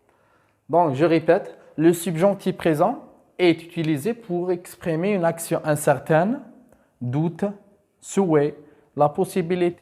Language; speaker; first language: French; non-native, local second language; Arabic